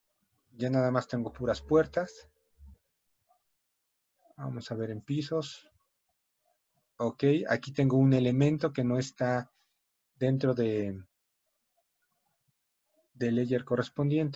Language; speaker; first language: Spanish; native; Spanish